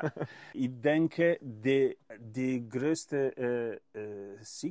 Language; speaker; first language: German; non-native, learner; Italian